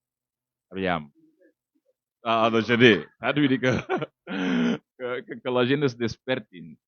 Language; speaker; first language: Catalan; non-native, fluent; Wolof